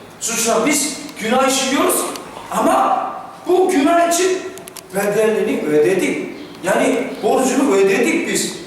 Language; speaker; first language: Turkish; non-native, fluent; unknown